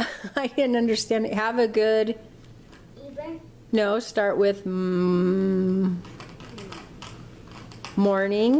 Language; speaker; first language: English; native; English